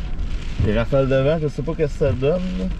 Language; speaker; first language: French; native; French